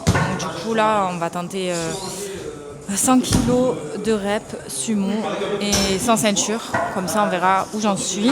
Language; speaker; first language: French; native; French